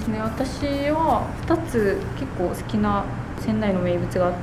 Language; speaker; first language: Japanese; non-native, fluent; Malay